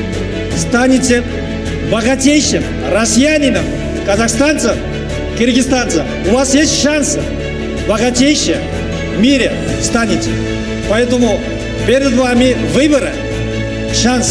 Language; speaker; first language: Russian; non-native, learner; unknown